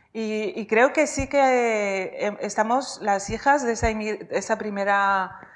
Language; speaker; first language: Spanish; native; Spanish